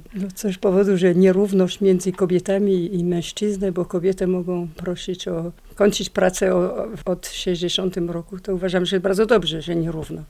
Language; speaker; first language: Polish; non-native, learner; French